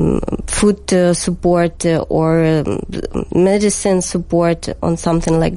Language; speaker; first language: English; non-native, learner; Ukrainian